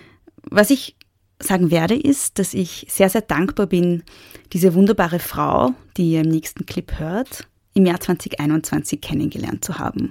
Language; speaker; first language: German; native; German